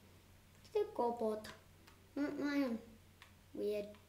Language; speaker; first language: Welsh; non-native, local second language; English